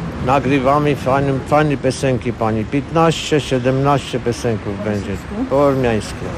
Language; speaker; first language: Polish; non-native, learner; Armenian